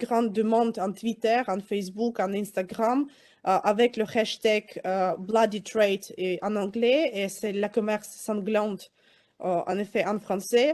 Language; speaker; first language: French; non-native, fluent; Ukrainian